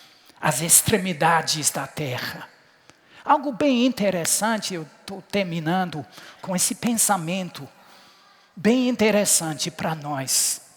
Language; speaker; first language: Portuguese; non-native, fluent; English